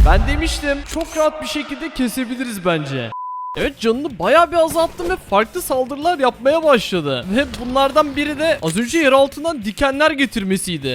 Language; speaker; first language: Turkish; native; Turkish